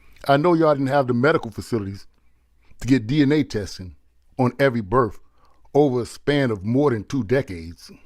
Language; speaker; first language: English; native; English